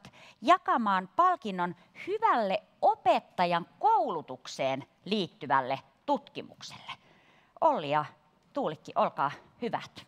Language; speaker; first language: Finnish; native; Finnish